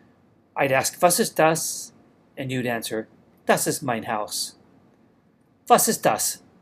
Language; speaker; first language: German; non-native, fluent; English